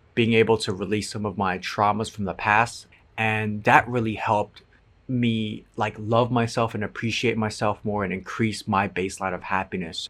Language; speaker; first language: English; non-native, fluent; Cantonese